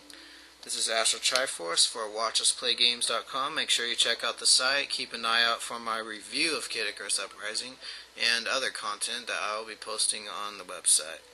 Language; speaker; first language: English; native; English